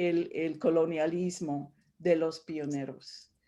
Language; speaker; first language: Spanish; non-native, fluent; English